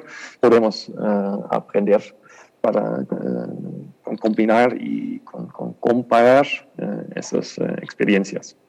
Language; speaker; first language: Spanish; non-native, fluent; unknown